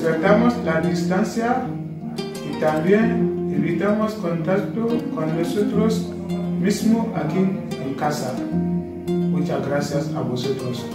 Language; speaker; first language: Spanish; non-native, learner; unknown